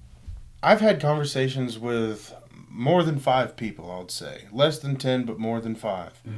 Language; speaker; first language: English; native; English